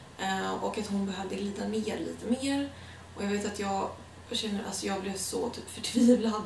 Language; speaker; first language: Swedish; native; Swedish